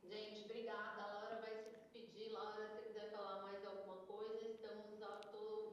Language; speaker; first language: Portuguese; native; Portuguese